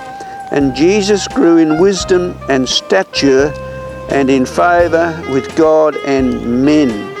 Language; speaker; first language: English; native; English